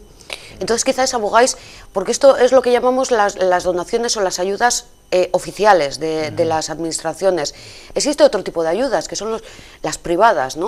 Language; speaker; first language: Spanish; native; Spanish